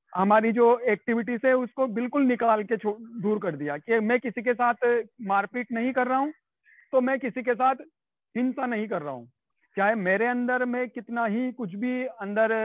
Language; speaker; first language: Hindi; native; Hindi